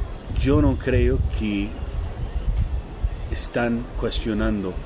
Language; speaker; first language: Spanish; non-native, fluent; Portuguese